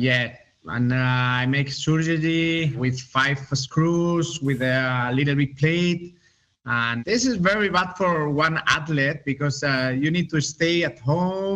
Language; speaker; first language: English; non-native, learner; Spanish